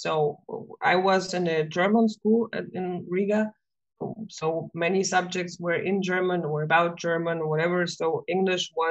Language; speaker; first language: English; non-native, fluent; Russian